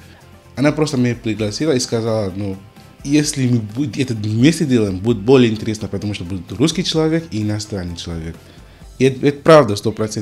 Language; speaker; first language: Russian; non-native, learner; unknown